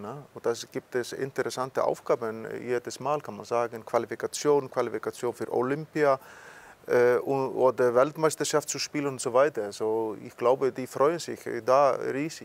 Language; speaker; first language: German; non-native, fluent; Icelandic